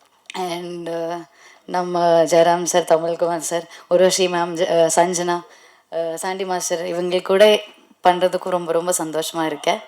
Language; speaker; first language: Tamil; non-native, learner; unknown